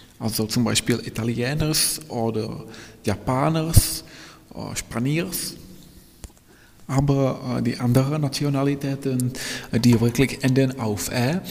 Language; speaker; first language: German; non-native, fluent; Czech